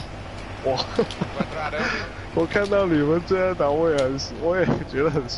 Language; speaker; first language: Chinese; non-native, local second language; Cantonese